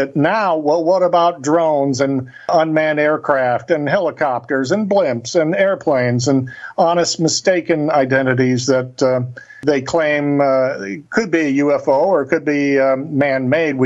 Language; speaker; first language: English; native; English